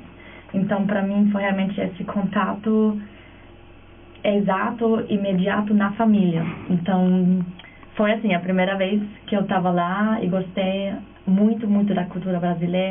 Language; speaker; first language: Portuguese; non-native, fluent; German